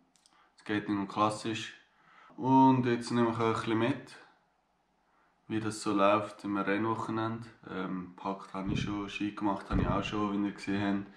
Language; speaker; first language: German; native; German